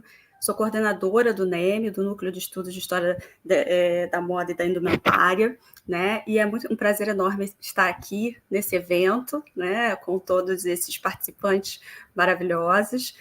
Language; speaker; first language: Portuguese; native; Portuguese